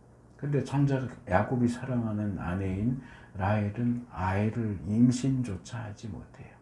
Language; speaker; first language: Korean; native; Korean